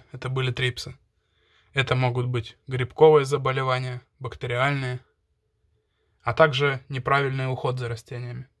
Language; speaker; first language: Russian; native; Russian